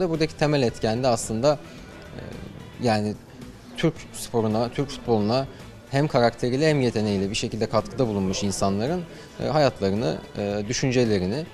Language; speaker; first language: Turkish; native; Turkish